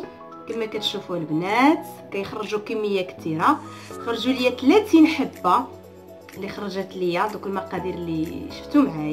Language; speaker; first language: Arabic; native; Arabic